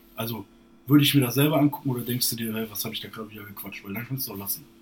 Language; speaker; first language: German; native; German